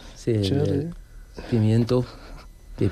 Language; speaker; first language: Spanish; non-native, learner; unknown